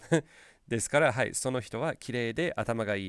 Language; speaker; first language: Japanese; non-native, fluent; English